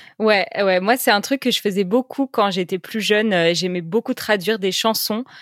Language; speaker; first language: French; native; French